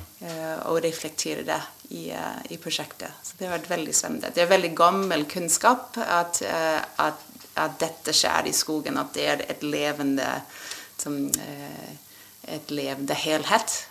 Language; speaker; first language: Norwegian; non-native, fluent; English